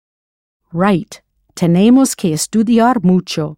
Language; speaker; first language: Spanish; non-native, fluent; English